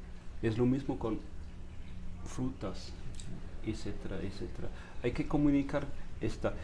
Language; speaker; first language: Spanish; non-native, fluent; German